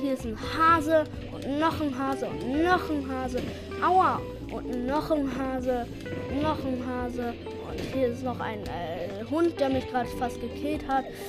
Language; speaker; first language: German; native; German